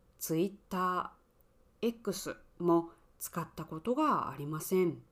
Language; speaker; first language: Japanese; native; Japanese